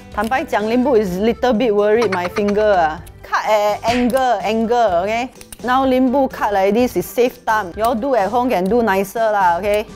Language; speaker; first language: English; non-native, local second language; Chinese